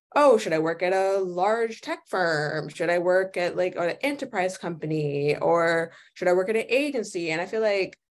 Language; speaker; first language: English; native; English